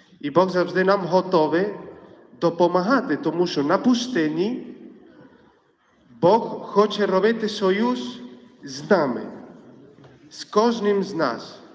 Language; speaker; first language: Ukrainian; non-native, fluent; Polish